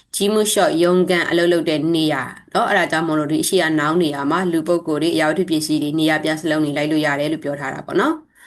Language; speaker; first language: Burmese; native; Burmese